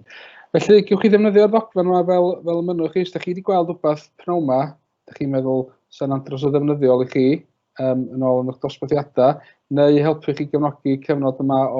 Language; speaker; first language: Welsh; native; Welsh